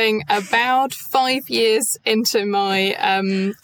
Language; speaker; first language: English; non-native, fluent; German